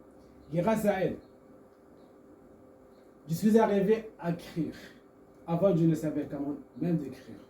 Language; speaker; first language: French; non-native, learner; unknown